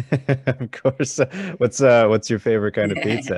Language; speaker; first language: English; native; English